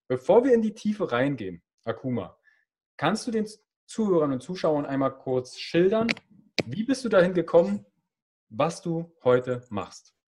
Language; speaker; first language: German; native; German